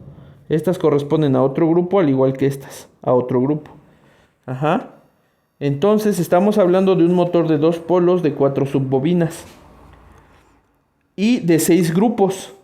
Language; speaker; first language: Spanish; native; Spanish